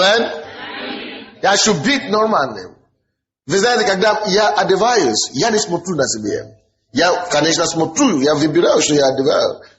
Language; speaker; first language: Russian; non-native, fluent; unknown